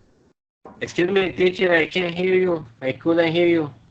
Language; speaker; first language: English; non-native, learner; Spanish